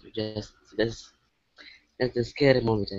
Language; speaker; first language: English; non-native, learner; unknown